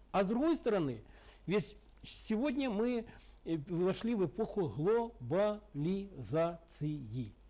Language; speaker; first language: Russian; native; Russian